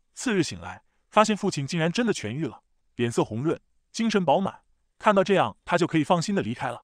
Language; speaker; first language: Chinese; native; Chinese